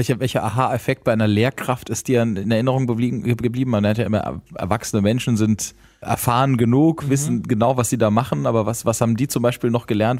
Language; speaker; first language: German; native; German